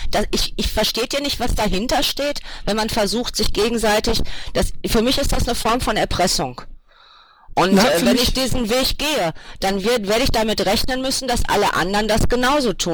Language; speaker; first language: German; native; German